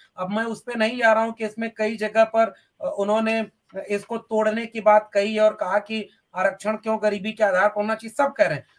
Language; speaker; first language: Hindi; non-native, local second language; Bhojpuri